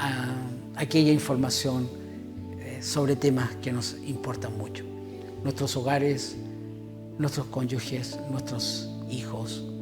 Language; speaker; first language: Spanish; native; Spanish